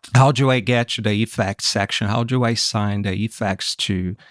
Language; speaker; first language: English; non-native, fluent; Portuguese